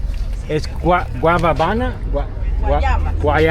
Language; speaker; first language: Spanish; non-native, learner; English